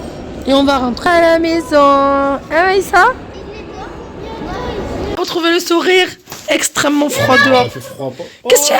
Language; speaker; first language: French; native; French